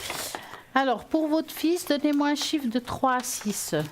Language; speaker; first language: French; native; French